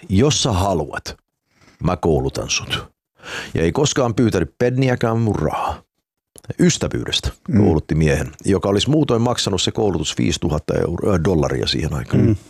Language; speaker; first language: Finnish; early bilingual, heritage; Finnish